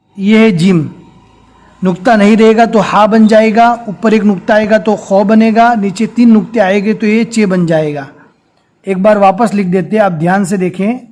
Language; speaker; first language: Hindi; native; Hindi